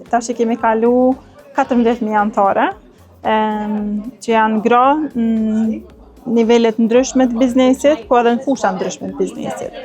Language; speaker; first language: Albanian; native; Albanian